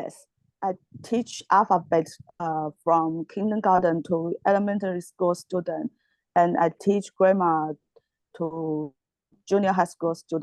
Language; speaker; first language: English; non-native, learner; Chinese